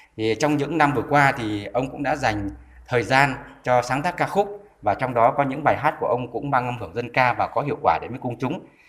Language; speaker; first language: Vietnamese; native; Vietnamese